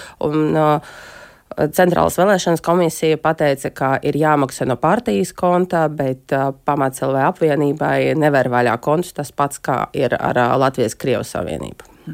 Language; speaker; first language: Latvian; non-native, local second language; Russian